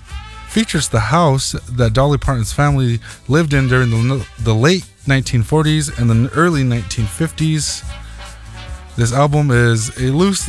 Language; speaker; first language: English; native; English